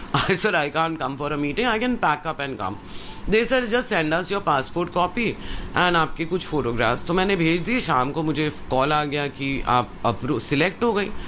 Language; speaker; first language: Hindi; non-native, local second language; Sindhi